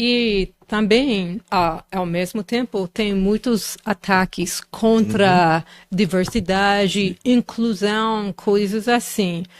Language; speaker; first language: Portuguese; non-native, fluent; English